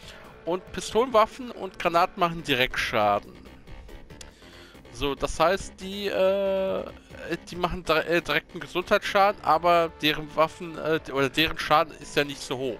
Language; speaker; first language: German; native; German